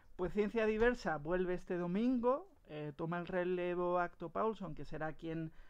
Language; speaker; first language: Spanish; native; Spanish